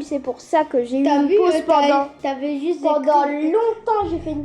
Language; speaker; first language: French; native; French